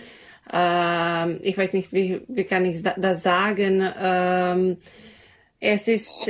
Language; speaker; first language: German; non-native, learner; Serbian